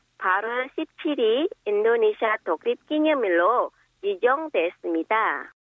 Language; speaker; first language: Korean; non-native, fluent; Indonesian